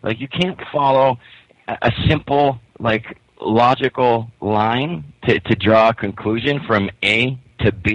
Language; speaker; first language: English; native; English